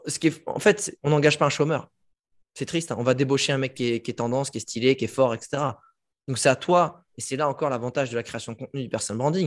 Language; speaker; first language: French; native; French